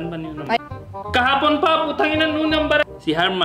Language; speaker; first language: Filipino; non-native, learner; Punjabi